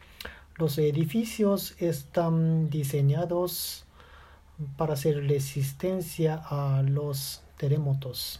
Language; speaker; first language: Spanish; non-native, learner; Japanese